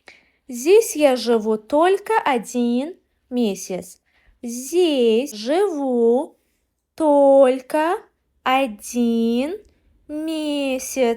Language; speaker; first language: Russian; non-native, learner; Azerbaijani